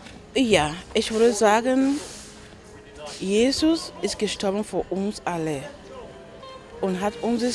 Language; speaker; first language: German; non-native, learner; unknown